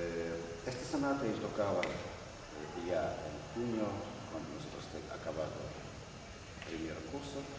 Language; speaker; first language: Spanish; non-native, learner; Russian